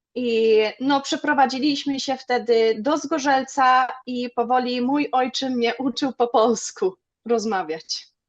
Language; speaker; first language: Polish; early bilingual, other home language; German